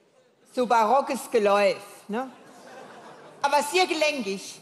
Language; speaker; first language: German; native; German